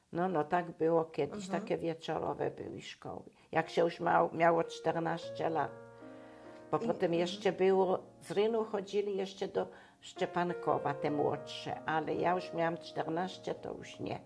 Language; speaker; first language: Polish; non-native, local second language; German